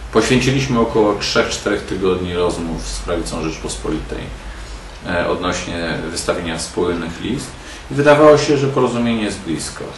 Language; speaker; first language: Polish; native; Polish